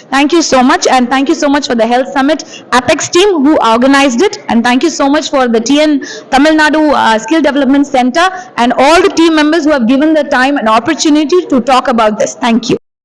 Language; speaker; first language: English; non-native, local second language; Tamil